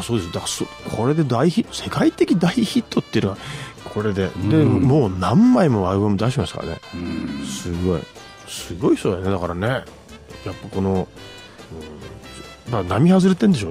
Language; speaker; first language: Japanese; native; Japanese